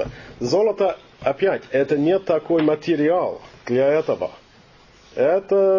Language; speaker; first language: Russian; non-native, fluent; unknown